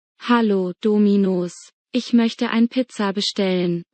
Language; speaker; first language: German; non-native, learner; Bangla